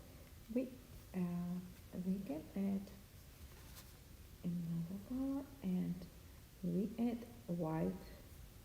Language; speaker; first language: English; non-native, learner; Russian